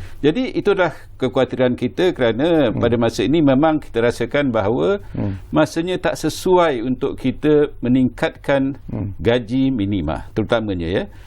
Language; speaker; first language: Malay; native; Malay